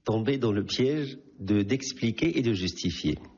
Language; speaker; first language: French; non-native, local second language; Arabic